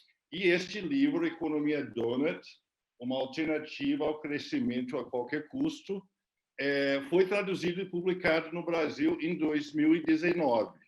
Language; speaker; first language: Portuguese; non-native, fluent; English